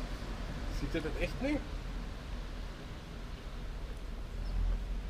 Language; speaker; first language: German; native; German